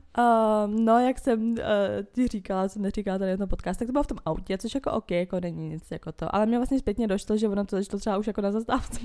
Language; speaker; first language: Czech; native; Czech